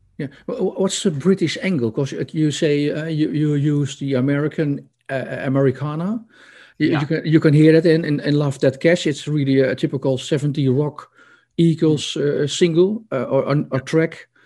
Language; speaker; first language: English; non-native, fluent; Dutch